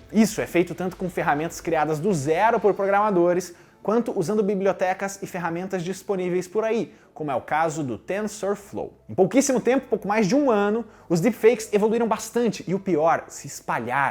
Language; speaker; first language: Portuguese; native; Portuguese